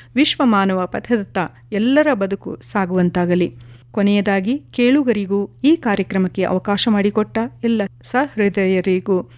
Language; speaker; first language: Kannada; non-native, local second language; Kodava